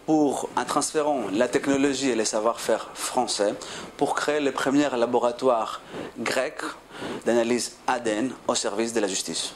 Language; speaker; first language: French; non-native, fluent; Greek